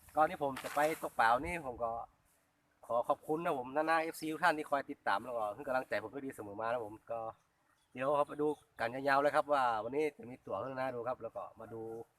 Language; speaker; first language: Thai; native; Thai